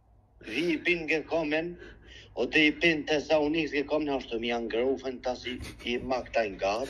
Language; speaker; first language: German; non-native, learner; Albanian